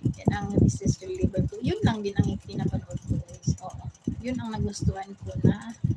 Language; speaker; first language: Filipino; non-native, local second language; Cebuano